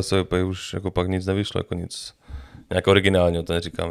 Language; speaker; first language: Czech; native; Czech